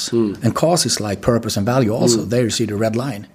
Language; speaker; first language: English; non-native, fluent; Swedish